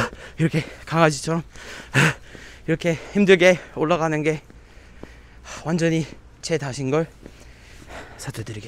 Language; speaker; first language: Korean; non-native, fluent; English